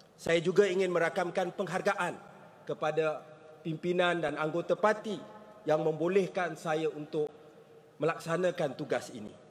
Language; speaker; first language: Malay; native; Malay